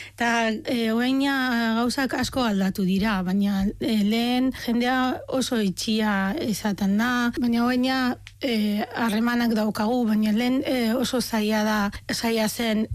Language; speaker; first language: Basque; non-native, fluent; Arabic